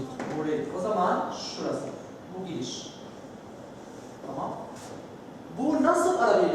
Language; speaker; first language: Turkish; non-native, learner; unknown